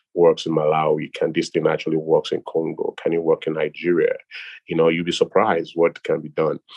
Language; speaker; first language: English; non-native, local second language; Yoruba